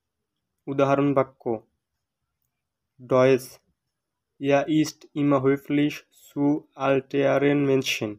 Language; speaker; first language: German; non-native, fluent; Bangla